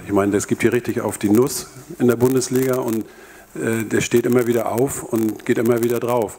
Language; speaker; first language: German; native; German